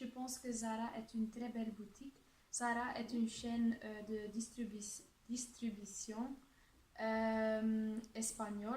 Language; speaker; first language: French; non-native, local second language; Dutch